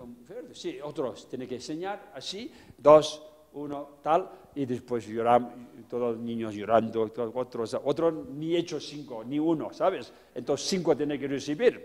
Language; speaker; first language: Spanish; non-native, fluent; Tibetan